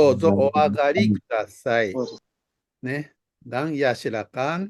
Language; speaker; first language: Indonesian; non-native, fluent; Japanese